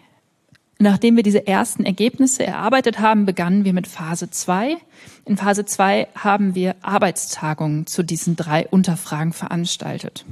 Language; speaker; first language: German; native; German